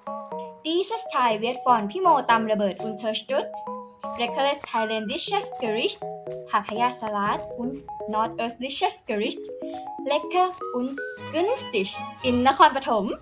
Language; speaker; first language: German; non-native, learner; Thai